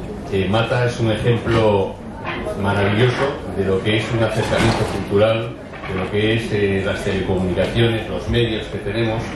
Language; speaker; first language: Spanish; non-native, fluent; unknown